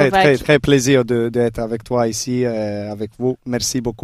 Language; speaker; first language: French; non-native, learner; Serbian